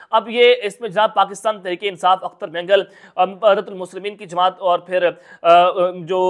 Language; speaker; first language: Urdu; non-native, local second language; Punjabi